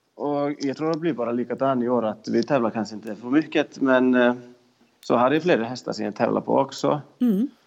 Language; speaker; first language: Swedish; non-native, fluent; Icelandic